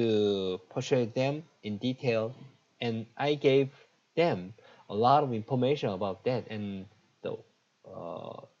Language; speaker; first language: English; non-native, learner; Korean